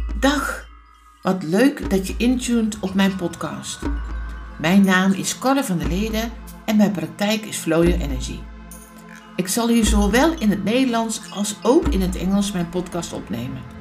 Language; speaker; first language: Dutch; native; Dutch